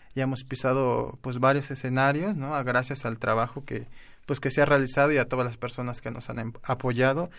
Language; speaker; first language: Spanish; native; Spanish